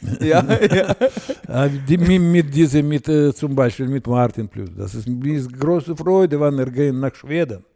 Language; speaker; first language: German; non-native, learner; Russian